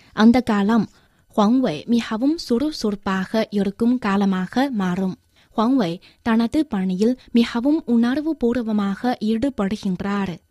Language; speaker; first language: Tamil; non-native, fluent; Chinese